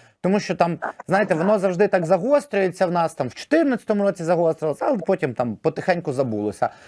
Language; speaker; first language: Ukrainian; native; Ukrainian